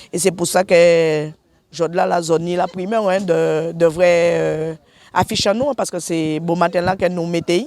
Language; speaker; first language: French; non-native, local second language; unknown